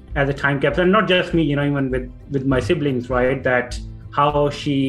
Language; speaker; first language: English; non-native, local second language; Punjabi